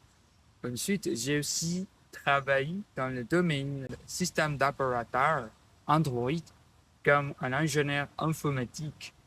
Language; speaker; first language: French; non-native, learner; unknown